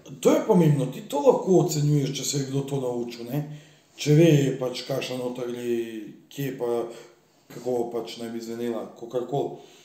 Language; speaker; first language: Slovenian; early bilingual, other home language; Bosnian